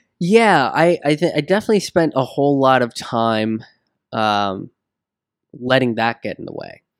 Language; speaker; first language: English; early bilingual, other home language; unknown